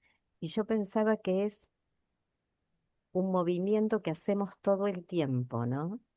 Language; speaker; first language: Spanish; native; Spanish